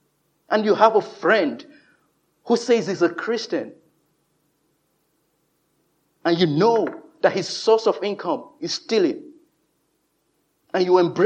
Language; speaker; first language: English; non-native, local second language; Yoruba